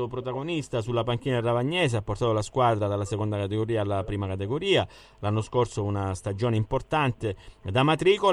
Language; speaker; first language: Italian; native; Italian